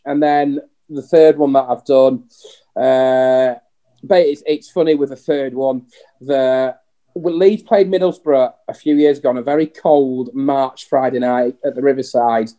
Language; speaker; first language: English; native; English